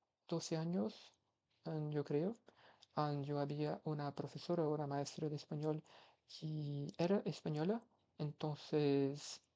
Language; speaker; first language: Spanish; non-native, learner; Portuguese